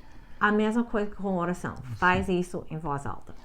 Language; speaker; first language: Portuguese; non-native, learner; English